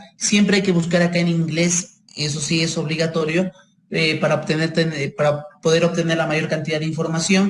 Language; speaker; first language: Spanish; native; Spanish